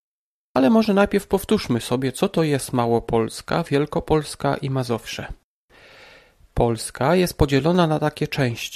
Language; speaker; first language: Polish; native; Polish